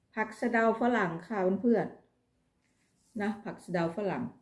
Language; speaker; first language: Thai; native; Thai